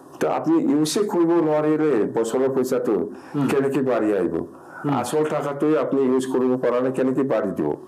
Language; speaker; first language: Assamese; non-native, local second language; Bodo